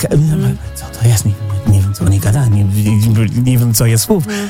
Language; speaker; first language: Polish; non-native, learner; English